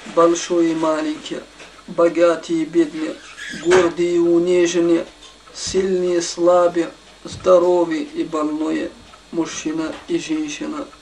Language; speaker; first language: Russian; non-native, fluent; Arabic